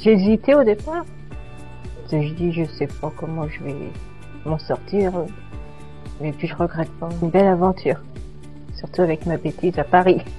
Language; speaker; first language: French; non-native, learner; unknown